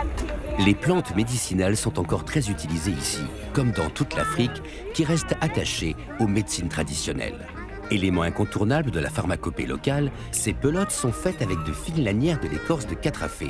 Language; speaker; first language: French; native; French